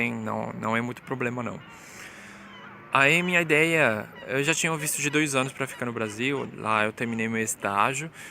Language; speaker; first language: Portuguese; non-native, fluent; Spanish